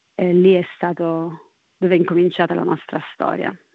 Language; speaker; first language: Italian; native; Italian